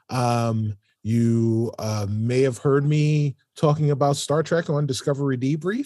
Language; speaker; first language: English; native; English